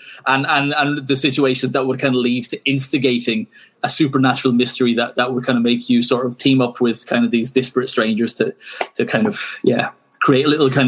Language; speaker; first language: English; native; English